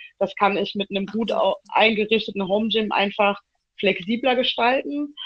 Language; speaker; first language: German; early bilingual, other home language; Italian